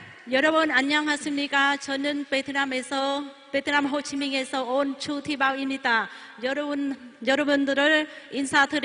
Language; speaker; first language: Korean; non-native, learner; Vietnamese